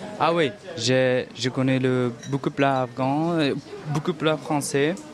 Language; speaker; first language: French; non-native, learner; Persian